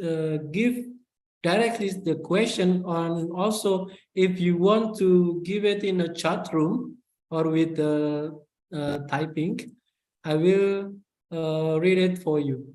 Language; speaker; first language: English; non-native, fluent; Indonesian